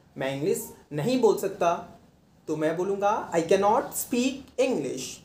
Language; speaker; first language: Hindi; native; Hindi